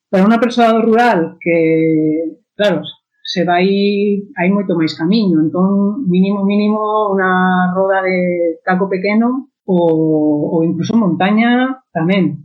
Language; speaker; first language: Galician; non-native, local second language; Spanish